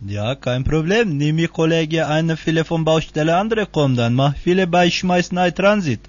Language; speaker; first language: German; non-native, learner; Turkish